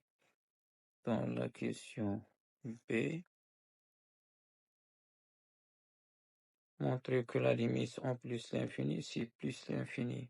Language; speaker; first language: French; non-native, local second language; Arabic